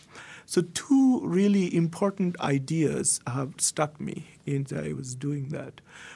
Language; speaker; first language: English; non-native, local second language; Bangla